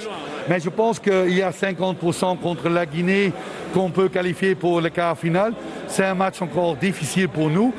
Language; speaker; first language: French; non-native, local second language; Dutch